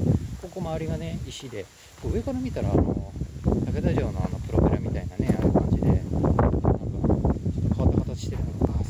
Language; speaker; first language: Japanese; native; Japanese